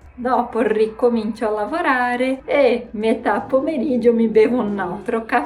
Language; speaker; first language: Italian; non-native, fluent; Portuguese